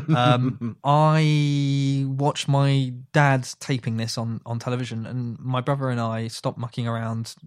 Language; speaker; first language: English; early bilingual, other home language; Morisyen